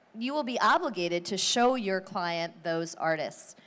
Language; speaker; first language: English; native; English